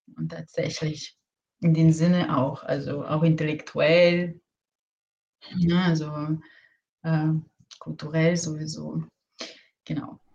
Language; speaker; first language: German; non-native, fluent; Portuguese